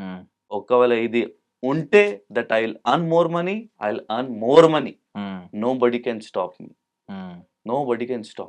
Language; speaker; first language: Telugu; non-native, local second language; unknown